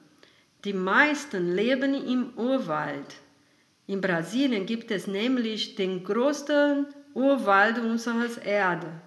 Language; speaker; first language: German; non-native, fluent; Portuguese